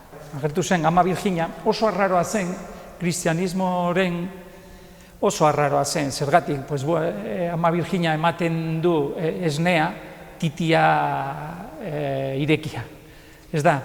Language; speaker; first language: Basque; non-native, local second language; Spanish